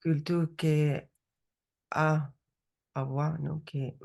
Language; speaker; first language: French; non-native, learner; Spanish